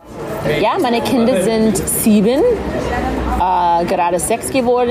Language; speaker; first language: German; non-native, learner; English